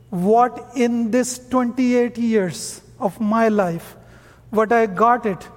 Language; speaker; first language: English; non-native, local second language; Hindi